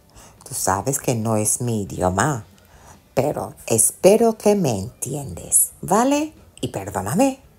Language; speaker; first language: Spanish; non-native, fluent; English